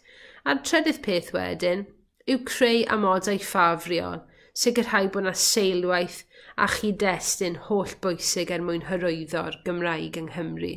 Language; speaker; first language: Welsh; native; Welsh